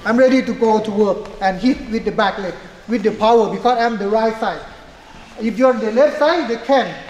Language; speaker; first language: English; non-native, learner; Thai